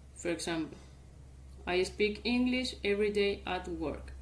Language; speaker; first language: English; non-native, fluent; Spanish